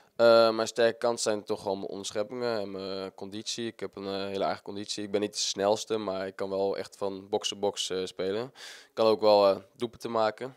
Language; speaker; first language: Dutch; native; Dutch